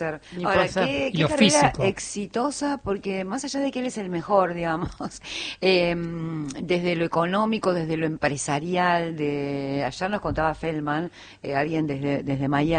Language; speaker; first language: Spanish; native; Spanish